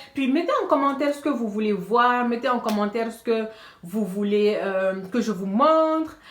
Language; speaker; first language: French; non-native, local second language; Bambara